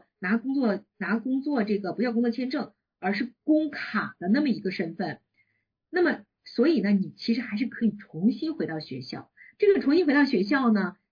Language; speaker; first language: Chinese; native; Chinese